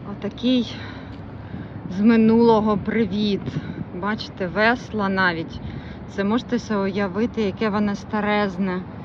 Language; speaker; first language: Ukrainian; non-native, local second language; Russian